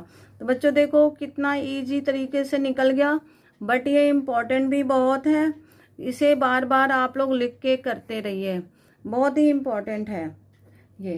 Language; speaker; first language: Hindi; native; Hindi